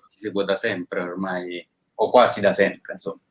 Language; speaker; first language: Italian; native; Italian